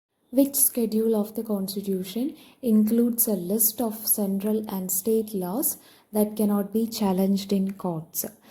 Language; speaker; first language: English; non-native, local second language; Malayalam